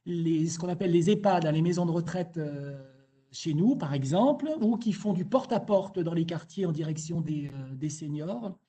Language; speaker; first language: French; native; French